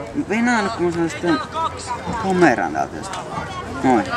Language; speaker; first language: Finnish; native; Finnish